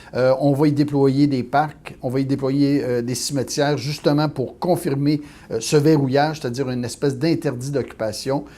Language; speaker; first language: French; native; French